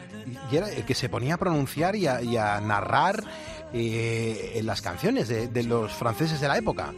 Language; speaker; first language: Spanish; native; Spanish